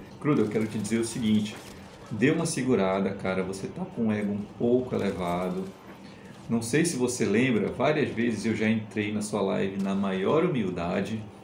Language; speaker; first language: Portuguese; native; Portuguese